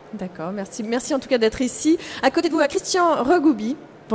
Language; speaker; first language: French; native; French